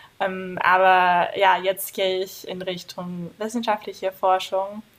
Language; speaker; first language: German; non-native, fluent; English